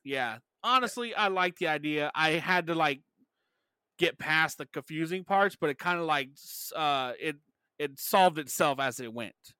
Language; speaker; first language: English; native; English